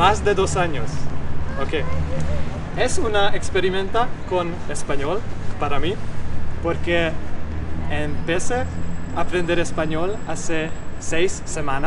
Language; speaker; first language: Spanish; non-native, learner; Hungarian